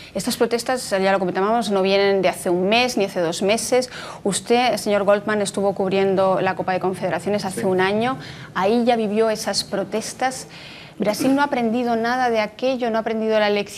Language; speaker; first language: Spanish; native; Spanish